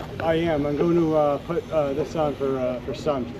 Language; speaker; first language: English; non-native, learner; Spanish